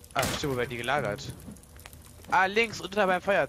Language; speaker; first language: German; native; German